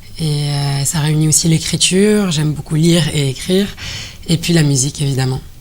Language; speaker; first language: French; non-native, local second language; Arabic